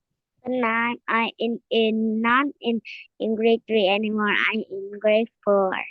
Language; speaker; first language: English; non-native, learner; Vietnamese